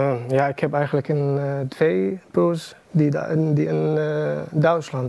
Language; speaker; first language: Dutch; non-native, learner; Arabic